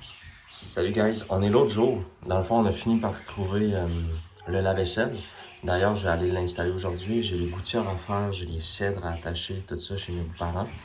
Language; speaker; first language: French; native; French